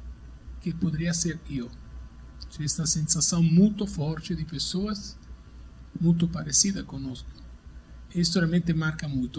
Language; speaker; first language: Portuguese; non-native, fluent; Italian